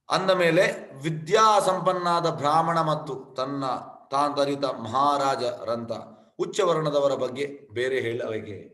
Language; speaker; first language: Kannada; native; Kannada